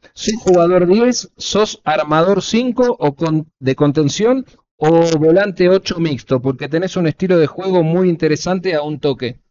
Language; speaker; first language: Spanish; native; Spanish